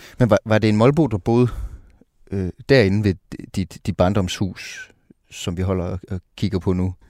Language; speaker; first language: Danish; native; Danish